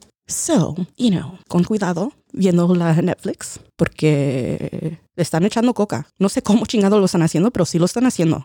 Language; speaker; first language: Spanish; early bilingual, heritage; Spanish